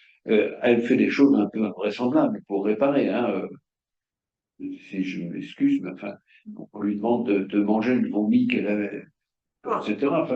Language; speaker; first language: French; native; French